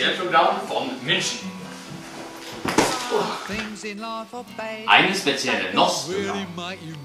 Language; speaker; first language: German; non-native, learner; Norwegian